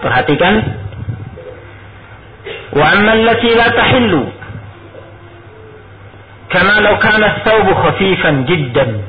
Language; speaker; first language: Arabic; non-native, fluent; Indonesian